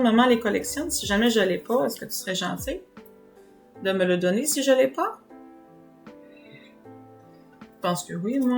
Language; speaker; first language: French; native; French